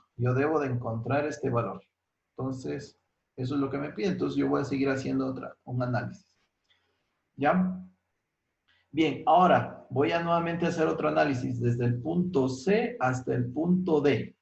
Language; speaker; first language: Spanish; native; Spanish